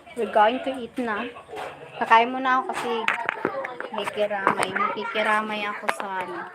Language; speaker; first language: Filipino; non-native, local second language; Bikol